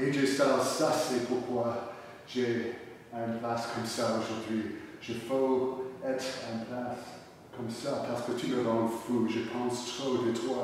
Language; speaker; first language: French; non-native, learner; English